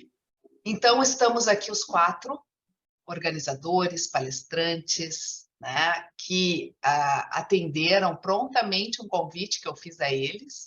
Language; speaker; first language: Portuguese; native; Portuguese